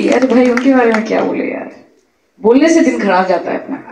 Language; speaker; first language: Hindi; non-native, local second language; Bangla